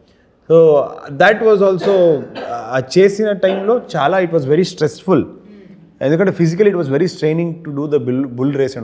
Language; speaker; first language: Telugu; non-native, learner; Kannada